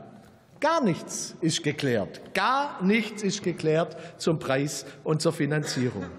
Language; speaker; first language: German; native; German